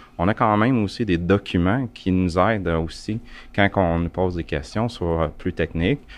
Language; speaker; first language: French; native; French